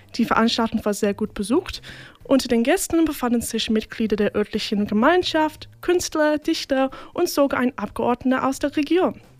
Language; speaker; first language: German; non-native, fluent; English